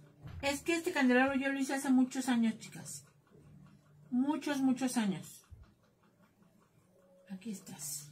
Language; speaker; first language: Spanish; native; Spanish